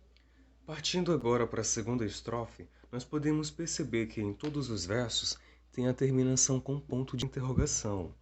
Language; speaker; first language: Portuguese; native; Portuguese